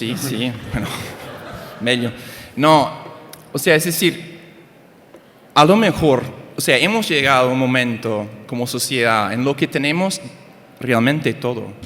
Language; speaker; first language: Spanish; non-native, fluent; English